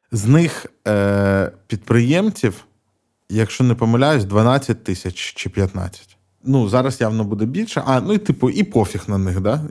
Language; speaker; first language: Ukrainian; native; Ukrainian